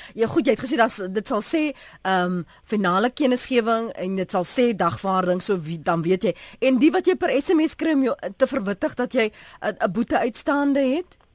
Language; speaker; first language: Afrikaans; native; Afrikaans